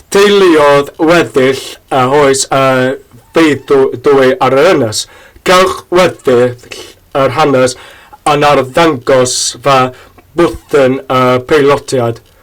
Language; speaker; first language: Welsh; non-native, learner; Hungarian